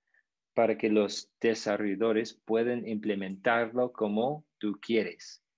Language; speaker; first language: Spanish; non-native, fluent; English